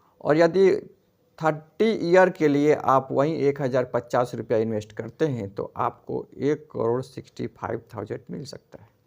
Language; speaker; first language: Hindi; native; Hindi